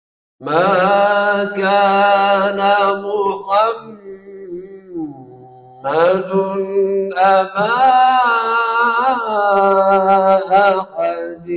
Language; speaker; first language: Arabic; native; Arabic